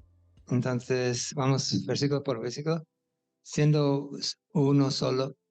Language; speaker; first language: Spanish; non-native, fluent; English